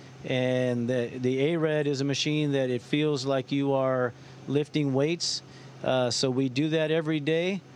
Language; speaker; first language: English; early bilingual, other home language; Spanish